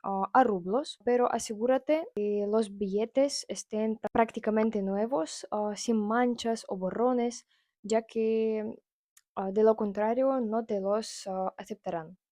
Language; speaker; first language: Spanish; non-native, fluent; Russian